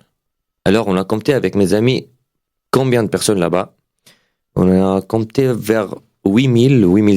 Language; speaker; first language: French; non-native, learner; Arabic